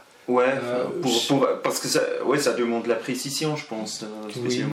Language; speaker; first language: French; non-native, local second language; German